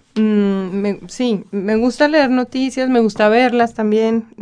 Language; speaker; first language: Spanish; native; Spanish